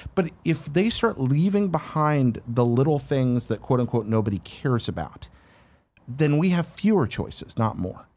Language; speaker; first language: English; native; English